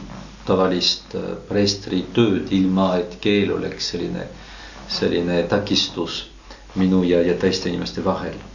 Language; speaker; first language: Estonian; non-native, fluent; French